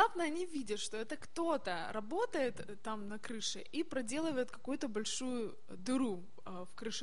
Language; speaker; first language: Russian; native; Russian